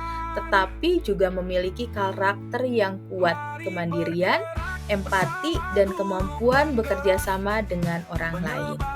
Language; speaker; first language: Indonesian; native; Indonesian